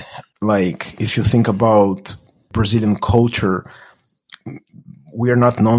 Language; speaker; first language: English; non-native, fluent; Portuguese